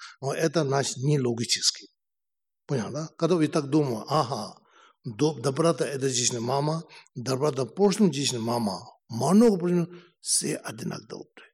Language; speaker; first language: Russian; non-native, learner; Tibetan